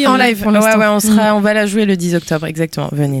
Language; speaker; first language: French; early bilingual, other home language; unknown